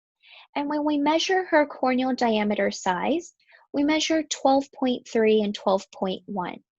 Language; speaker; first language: English; native; English